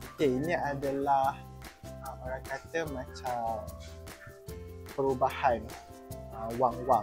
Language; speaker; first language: Malay; native; Malay